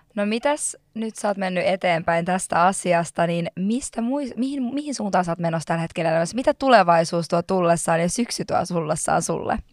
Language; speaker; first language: Finnish; native; Finnish